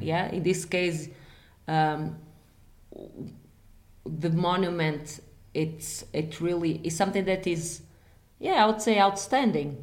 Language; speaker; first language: English; non-native, fluent; Portuguese